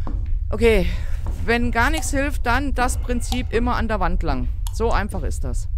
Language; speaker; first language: German; native; German